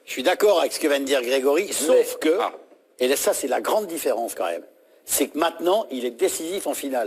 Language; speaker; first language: French; native; French